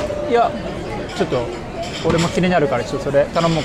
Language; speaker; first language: Japanese; native; Japanese